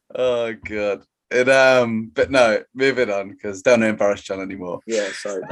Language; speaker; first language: English; native; English